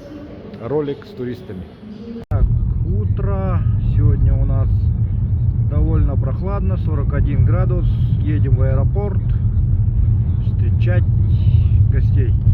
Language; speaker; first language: Russian; native; Russian